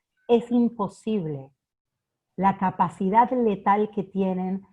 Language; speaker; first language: Spanish; native; Spanish